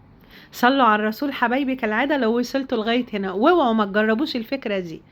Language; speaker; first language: Arabic; native; Arabic